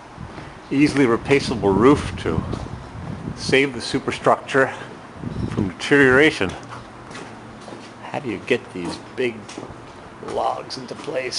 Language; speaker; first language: English; native; English